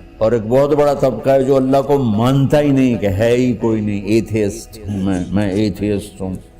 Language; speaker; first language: Urdu; non-native, local second language; Punjabi